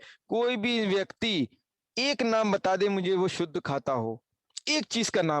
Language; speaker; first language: Hindi; native; Hindi